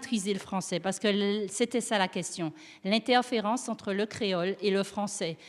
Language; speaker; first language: French; native; French